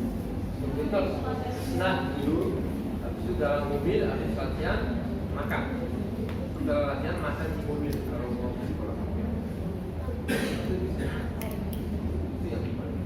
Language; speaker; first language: Indonesian; non-native, learner; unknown